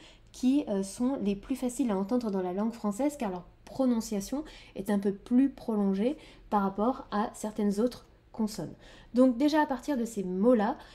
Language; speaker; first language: French; native; French